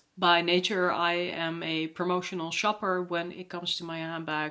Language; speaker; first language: English; non-native, fluent; Dutch